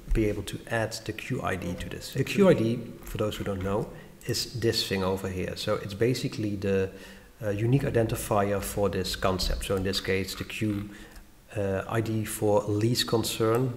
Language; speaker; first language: English; non-native, fluent; Dutch